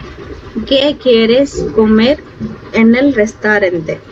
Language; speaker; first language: Spanish; non-native, fluent; Telugu